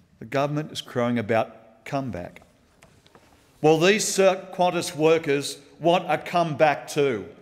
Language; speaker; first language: English; native; English